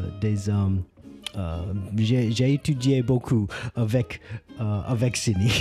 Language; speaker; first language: French; non-native, learner; English